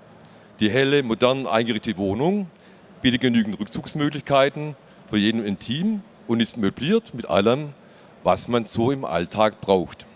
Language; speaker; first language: German; native; German